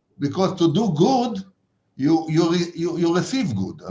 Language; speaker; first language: English; non-native, fluent; Hebrew